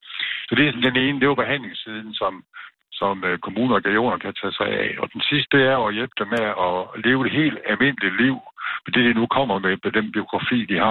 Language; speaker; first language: Danish; native; Danish